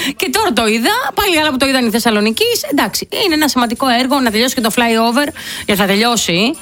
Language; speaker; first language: Greek; native; Greek